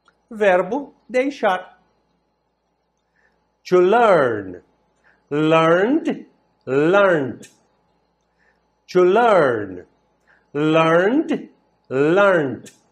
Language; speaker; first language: English; non-native, fluent; Portuguese